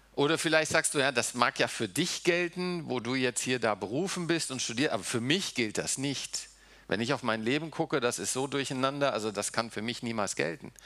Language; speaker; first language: German; early bilingual, heritage; German